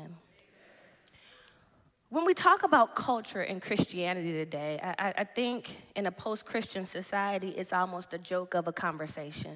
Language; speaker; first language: English; native; English